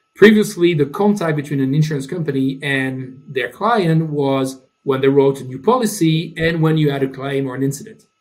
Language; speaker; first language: English; non-native, fluent; French